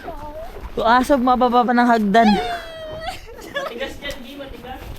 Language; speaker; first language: Filipino; native; Filipino